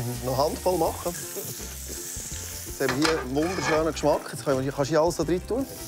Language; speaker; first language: German; native; German